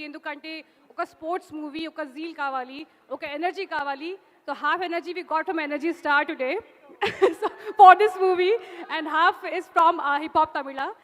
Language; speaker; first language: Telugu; non-native, fluent; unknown